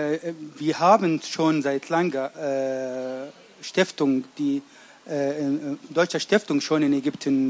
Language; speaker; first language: German; non-native, learner; Arabic